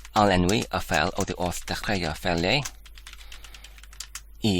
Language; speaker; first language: Welsh; non-native, learner; English